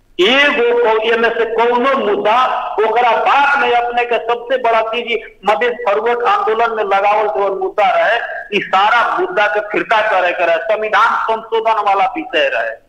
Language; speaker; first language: Bhojpuri; native; Bhojpuri